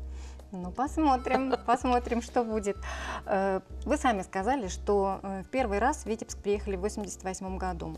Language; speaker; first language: Russian; native; Russian